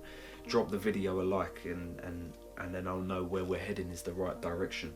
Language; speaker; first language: English; native; English